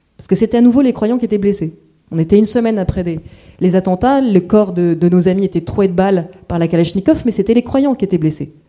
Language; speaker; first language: French; native; French